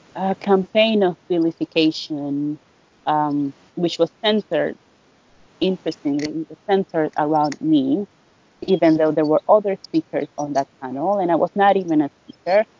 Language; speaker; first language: English; non-native, fluent; Spanish